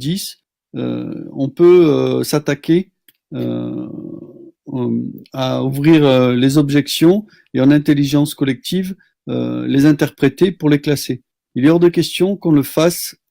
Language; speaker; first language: French; native; French